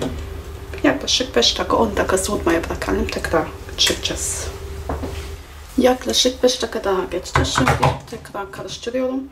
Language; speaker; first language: Turkish; non-native, fluent; German